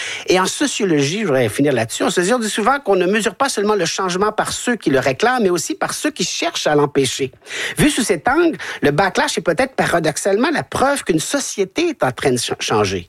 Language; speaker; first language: French; native; French